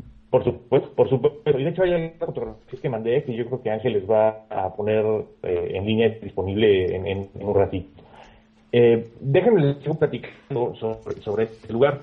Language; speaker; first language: Spanish; native; Spanish